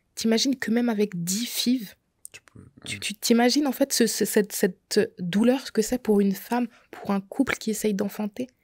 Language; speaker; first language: French; native; French